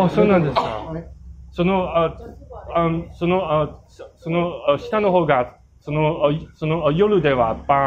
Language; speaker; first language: Japanese; non-native, learner; English